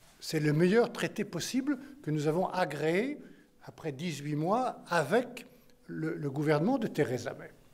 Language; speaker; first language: French; native; French